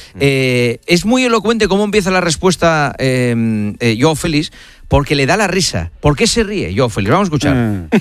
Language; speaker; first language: Spanish; native; Spanish